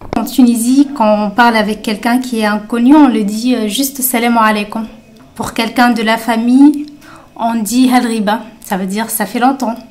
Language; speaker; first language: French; non-native, local second language; Arabic